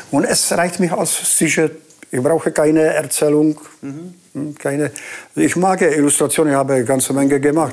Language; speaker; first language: German; non-native, fluent; Czech